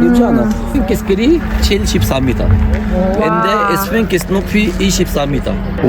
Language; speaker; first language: Korean; non-native, learner; Arabic